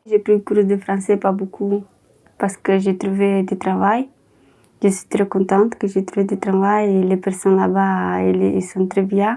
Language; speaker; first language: French; non-native, learner; Romanian